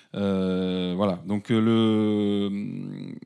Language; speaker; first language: French; native; French